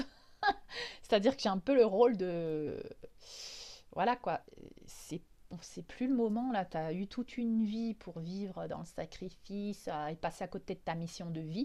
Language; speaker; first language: French; native; French